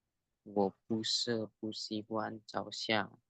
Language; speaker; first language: Chinese; non-native, learner; Indonesian